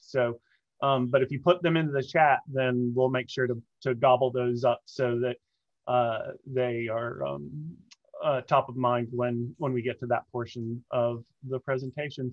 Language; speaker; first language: English; native; English